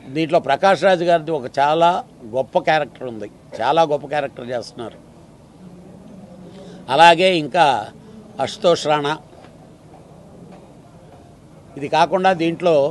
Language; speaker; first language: Telugu; native; Telugu